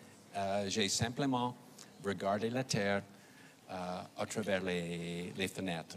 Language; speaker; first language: French; non-native, fluent; English